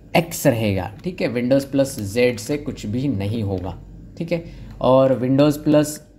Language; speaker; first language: Hindi; non-native, local second language; Marathi